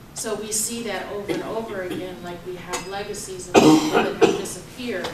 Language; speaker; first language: English; native; English